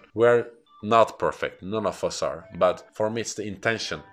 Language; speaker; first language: English; non-native, fluent; Turkish